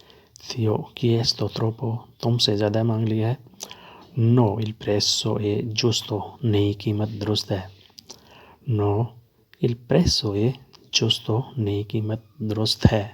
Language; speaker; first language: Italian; non-native, learner; Urdu